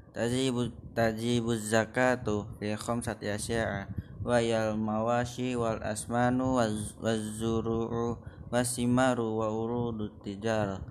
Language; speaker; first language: Arabic; non-native, learner; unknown